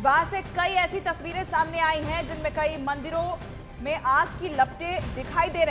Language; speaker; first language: Hindi; native; Hindi